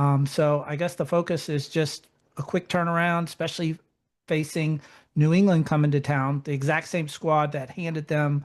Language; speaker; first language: English; native; English